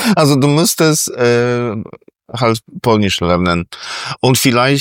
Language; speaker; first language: German; non-native, fluent; Polish